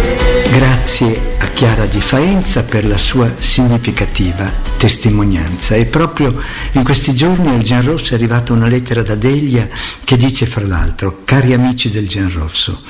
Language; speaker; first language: Italian; native; Italian